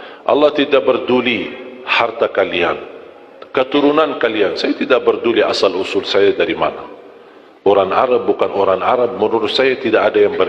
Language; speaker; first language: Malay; non-native, fluent; Arabic